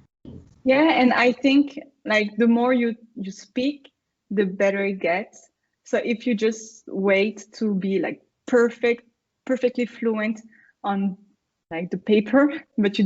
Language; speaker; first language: English; non-native, fluent; French